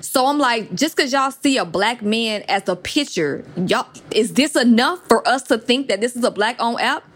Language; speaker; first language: English; native; English